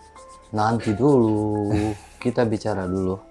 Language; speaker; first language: Indonesian; non-native, local second language; Sundanese